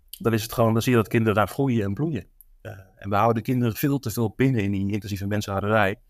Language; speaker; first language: Dutch; native; Dutch